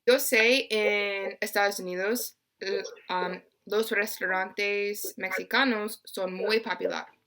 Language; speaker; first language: Spanish; non-native, learner; English